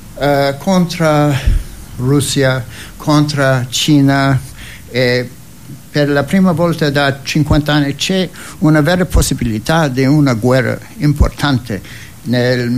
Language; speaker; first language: Italian; non-native, fluent; English